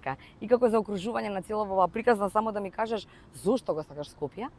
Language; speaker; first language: Macedonian; native; Macedonian